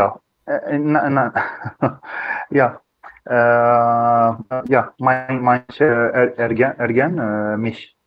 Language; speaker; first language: German; non-native, learner; Arabic